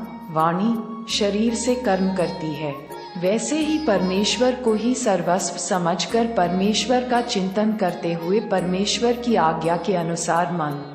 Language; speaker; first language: Hindi; native; Hindi